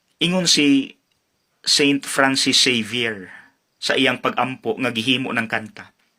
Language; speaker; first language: Cebuano; native; Cebuano